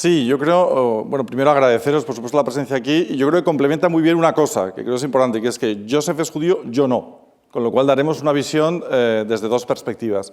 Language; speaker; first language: Spanish; native; Spanish